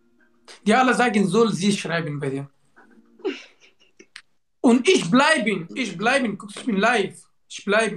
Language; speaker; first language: German; non-native, learner; Arabic